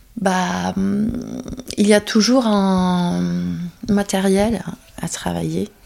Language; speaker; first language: French; non-native, fluent; Greek